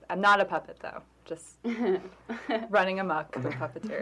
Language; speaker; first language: English; non-native, fluent; Turkish